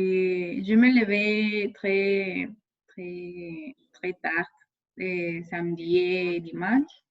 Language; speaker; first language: French; non-native, learner; Spanish